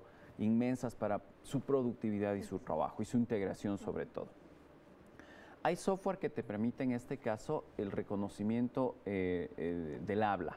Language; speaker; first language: Spanish; native; Spanish